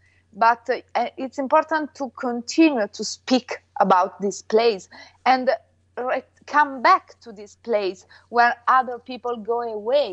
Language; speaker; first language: English; non-native, fluent; Italian